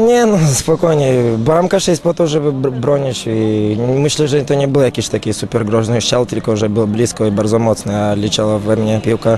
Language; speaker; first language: Polish; non-native, fluent; Romanian